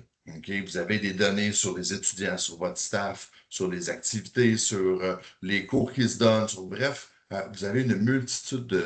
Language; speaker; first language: French; native; French